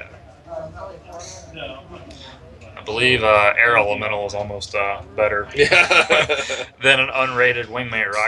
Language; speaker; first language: English; native; English